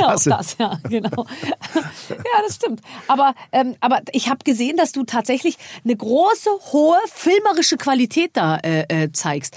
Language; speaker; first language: German; native; German